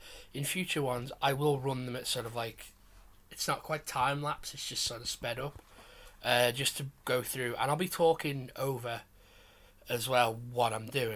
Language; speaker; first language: English; native; English